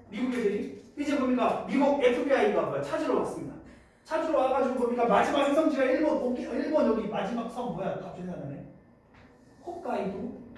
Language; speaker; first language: Korean; native; Korean